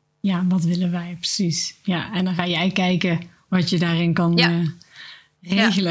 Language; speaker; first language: Dutch; native; Dutch